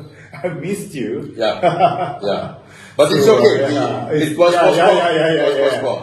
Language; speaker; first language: English; non-native, fluent; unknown